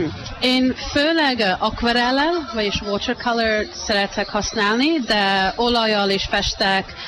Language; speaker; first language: Hungarian; early bilingual, heritage; Hungarian